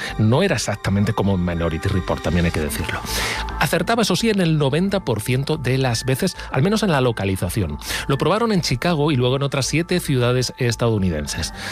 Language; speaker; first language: Spanish; native; Spanish